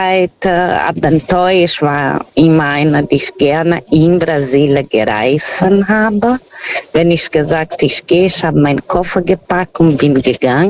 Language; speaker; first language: German; non-native, fluent; Portuguese